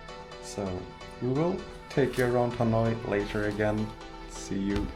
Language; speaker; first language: English; non-native, fluent; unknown